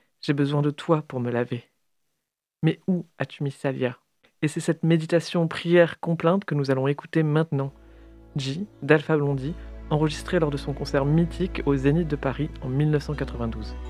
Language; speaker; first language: French; native; French